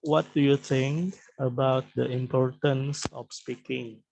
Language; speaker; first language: English; non-native, fluent; Indonesian